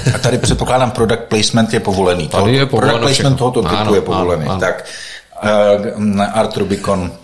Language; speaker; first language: Czech; native; Czech